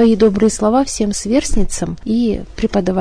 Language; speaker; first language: Russian; native; Russian